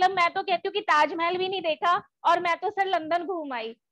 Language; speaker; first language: Hindi; native; Hindi